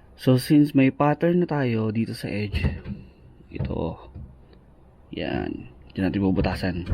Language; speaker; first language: Filipino; native; Filipino